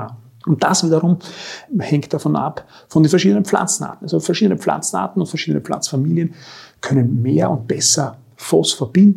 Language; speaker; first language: German; native; German